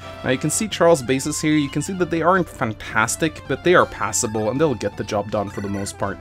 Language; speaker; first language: English; native; English